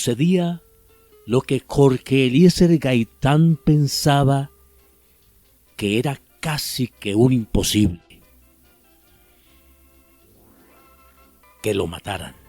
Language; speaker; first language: Spanish; native; Spanish